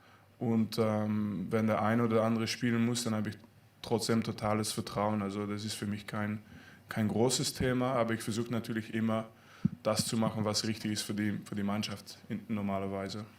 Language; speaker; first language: German; non-native, fluent; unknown